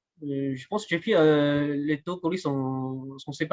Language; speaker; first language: French; non-native, fluent; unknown